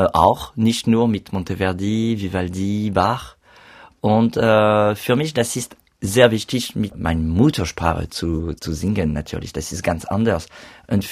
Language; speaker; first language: German; non-native, learner; French